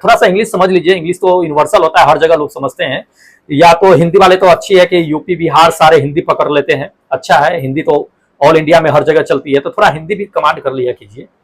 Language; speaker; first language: Hindi; native; Hindi